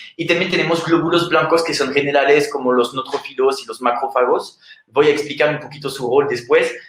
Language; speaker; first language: Spanish; non-native, fluent; French